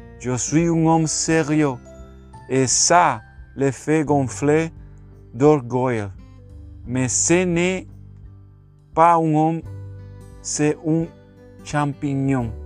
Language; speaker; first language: French; non-native, learner; Spanish